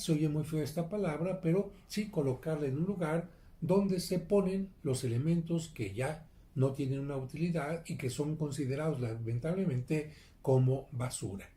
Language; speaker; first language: Spanish; native; Spanish